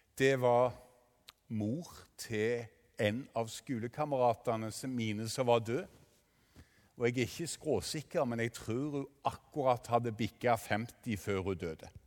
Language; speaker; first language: Norwegian; native; Norwegian